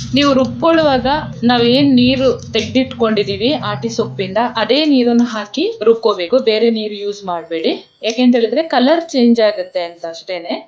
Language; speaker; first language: Kannada; non-native, local second language; Kodava